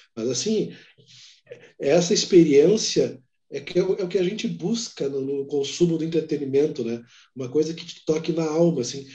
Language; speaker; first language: Portuguese; native; Portuguese